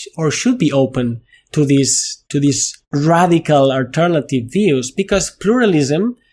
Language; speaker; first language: English; non-native, fluent; Spanish